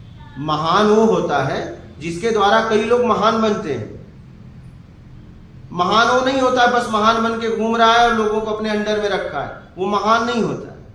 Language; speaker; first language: Hindi; native; Hindi